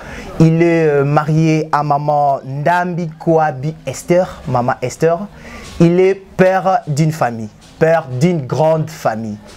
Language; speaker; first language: French; non-native, local second language; Lingala